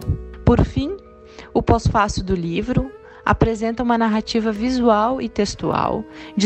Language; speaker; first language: Portuguese; native; Portuguese